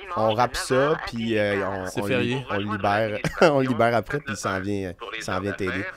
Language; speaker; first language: French; native; French